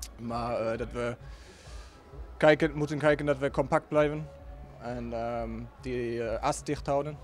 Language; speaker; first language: Dutch; non-native, fluent; German